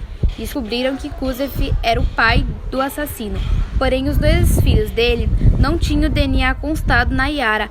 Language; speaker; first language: Portuguese; native; Portuguese